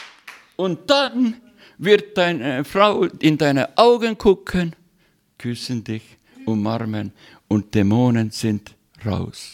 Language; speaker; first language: German; non-native, learner; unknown